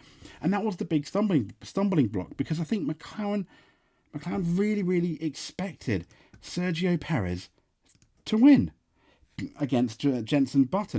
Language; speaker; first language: English; native; English